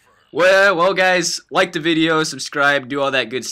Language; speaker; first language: English; native; English